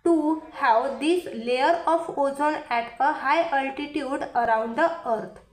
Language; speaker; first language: English; non-native, local second language; Marathi